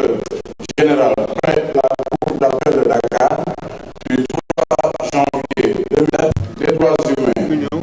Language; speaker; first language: French; non-native, local second language; Wolof